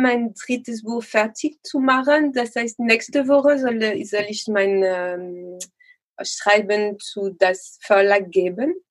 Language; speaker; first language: German; non-native, learner; French